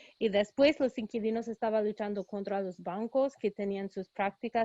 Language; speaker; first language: Spanish; early bilingual, heritage; Spanish